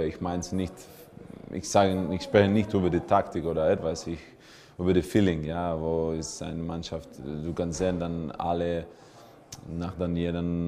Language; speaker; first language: German; non-native, learner; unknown